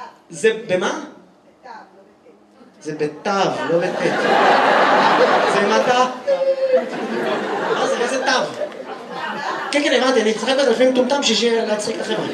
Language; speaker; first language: Hebrew; native; Hebrew